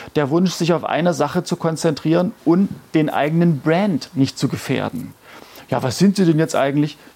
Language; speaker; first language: German; native; German